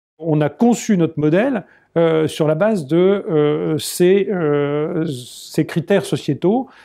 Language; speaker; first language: French; native; French